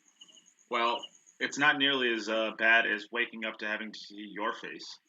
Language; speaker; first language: English; native; English